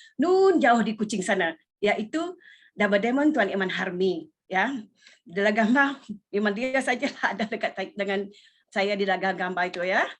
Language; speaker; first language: Malay; non-native, local second language; Iban